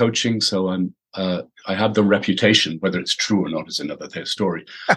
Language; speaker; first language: English; native; English